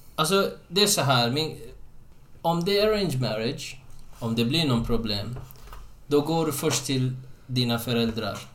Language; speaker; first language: Swedish; non-native, fluent; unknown